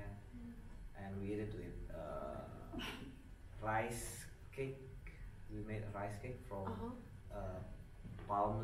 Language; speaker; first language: English; non-native, fluent; Indonesian